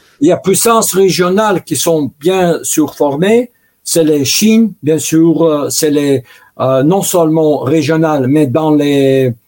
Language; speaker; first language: French; non-native, learner; Russian